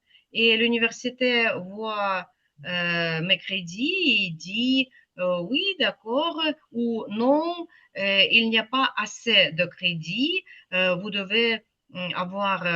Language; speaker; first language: French; non-native, fluent; Ukrainian